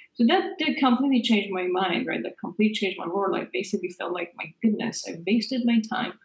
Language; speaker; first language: English; non-native, fluent; Persian